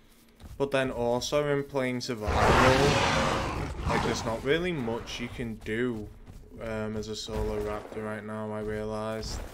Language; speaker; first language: English; native; English